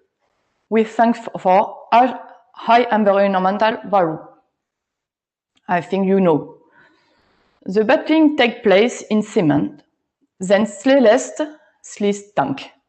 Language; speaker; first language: English; non-native, learner; French